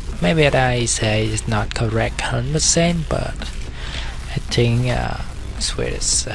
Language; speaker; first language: English; non-native, learner; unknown